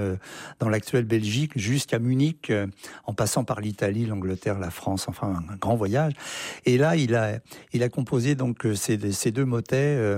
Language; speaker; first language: French; native; French